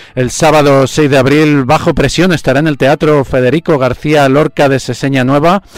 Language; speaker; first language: Spanish; native; Spanish